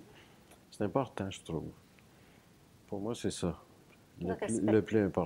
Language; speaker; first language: French; native; French